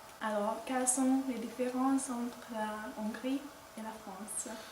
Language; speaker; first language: French; non-native, learner; Hungarian